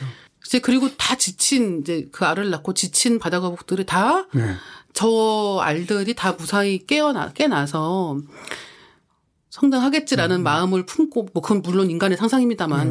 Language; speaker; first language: Korean; native; Korean